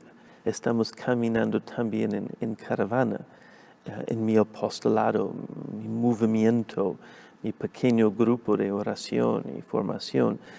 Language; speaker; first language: Spanish; non-native, fluent; English